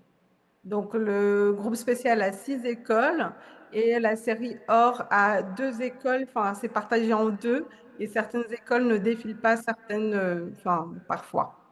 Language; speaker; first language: French; non-native, fluent; Portuguese